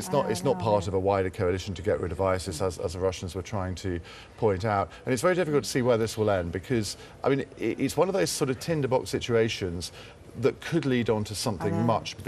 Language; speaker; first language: English; native; English